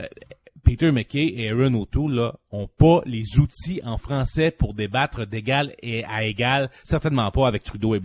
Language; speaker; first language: French; native; French